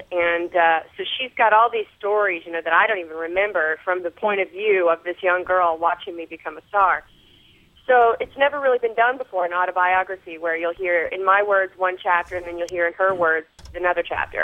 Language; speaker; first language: English; native; English